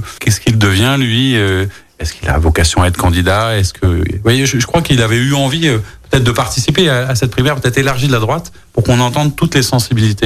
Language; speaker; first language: French; native; French